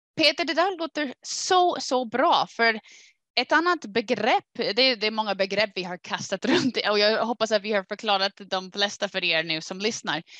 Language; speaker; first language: Swedish; non-native, fluent; English